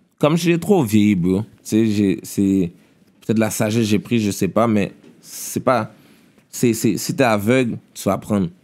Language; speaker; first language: French; early bilingual, other home language; Haitian Creole